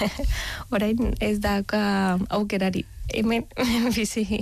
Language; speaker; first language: Basque; non-native, fluent; Spanish